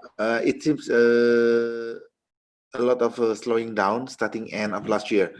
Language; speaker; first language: English; non-native, learner; Indonesian